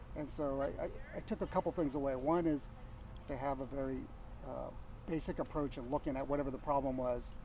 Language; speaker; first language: English; native; English